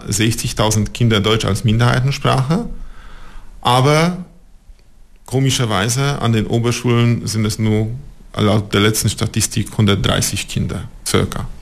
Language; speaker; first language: German; non-native, local second language; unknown